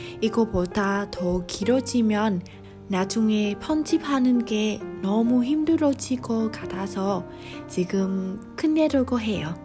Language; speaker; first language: Korean; non-native, learner; Vietnamese